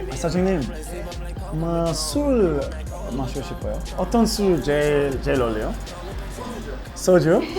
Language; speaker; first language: Korean; non-native, learner; English